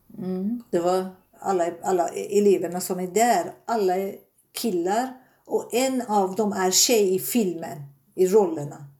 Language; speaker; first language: Swedish; non-native, fluent; Persian